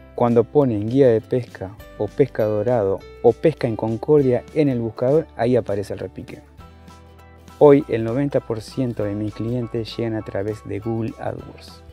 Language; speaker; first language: Spanish; native; Spanish